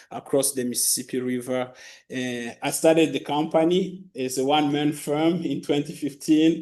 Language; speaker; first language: English; non-native, local second language; Kinyarwanda